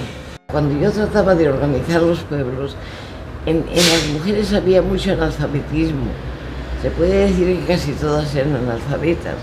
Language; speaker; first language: Spanish; native; Spanish